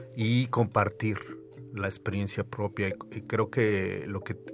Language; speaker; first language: Spanish; native; Spanish